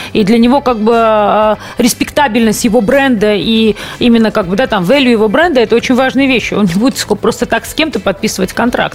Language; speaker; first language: Russian; native; Russian